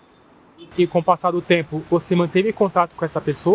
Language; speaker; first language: Portuguese; native; Portuguese